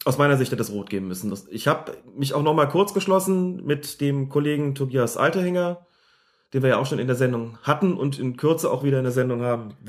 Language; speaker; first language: German; native; German